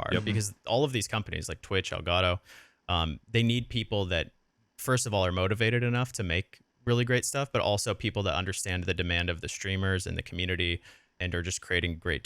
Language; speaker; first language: English; native; English